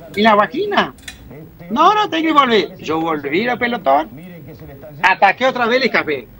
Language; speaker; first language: Spanish; non-native, learner; Portuguese